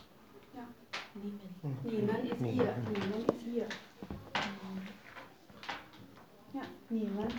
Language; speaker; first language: German; non-native, fluent; Chinese